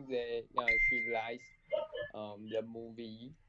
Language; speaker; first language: English; non-native, learner; Chinese